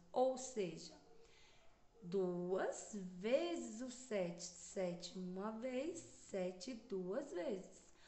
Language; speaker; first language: Portuguese; native; Portuguese